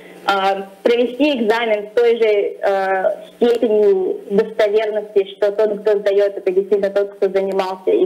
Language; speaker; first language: Russian; early bilingual, other home language; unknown